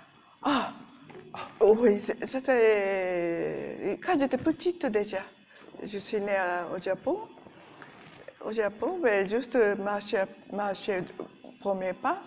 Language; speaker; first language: French; non-native, learner; Japanese